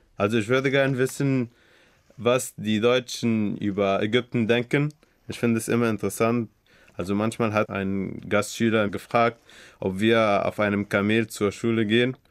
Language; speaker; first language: German; non-native, fluent; Arabic